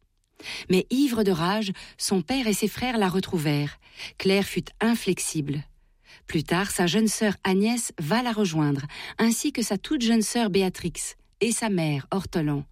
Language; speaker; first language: French; native; French